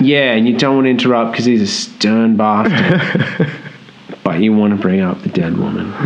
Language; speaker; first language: English; native; English